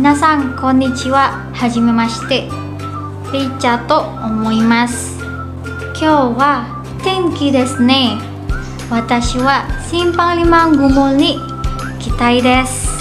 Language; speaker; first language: Japanese; non-native, learner; Indonesian